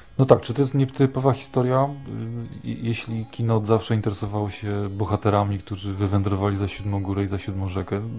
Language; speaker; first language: Polish; native; Polish